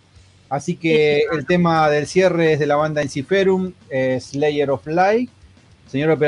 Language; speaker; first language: Spanish; native; Spanish